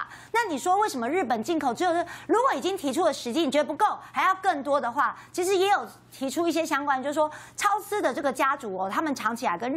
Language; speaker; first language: Chinese; native; Chinese